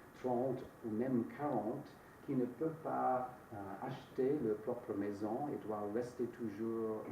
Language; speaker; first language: French; non-native, fluent; English